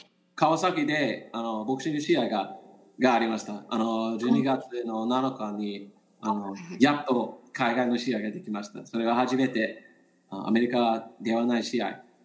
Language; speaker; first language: Japanese; non-native, learner; English